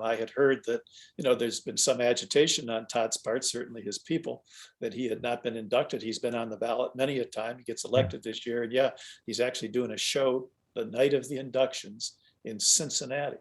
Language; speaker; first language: English; native; English